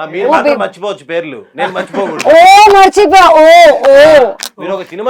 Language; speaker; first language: Telugu; native; Telugu